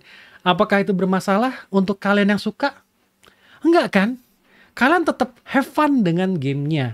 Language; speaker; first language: Indonesian; native; Indonesian